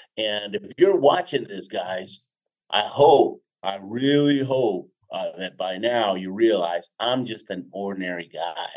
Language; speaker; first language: English; early bilingual, other home language; Spanish